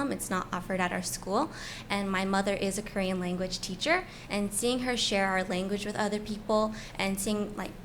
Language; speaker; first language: English; native; English